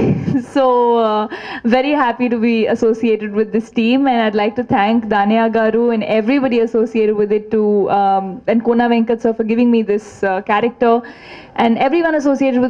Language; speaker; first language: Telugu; non-native, fluent; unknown